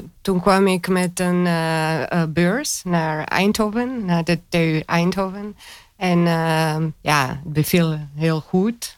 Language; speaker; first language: Dutch; non-native, fluent; Romanian